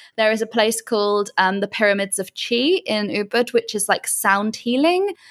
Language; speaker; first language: English; native; English